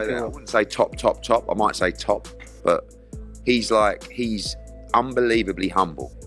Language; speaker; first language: English; native; English